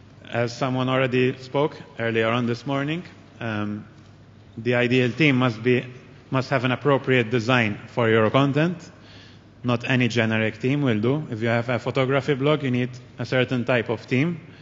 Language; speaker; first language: English; non-native, local second language; Maltese